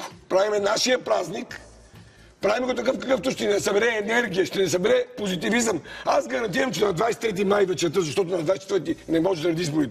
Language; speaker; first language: Bulgarian; native; Bulgarian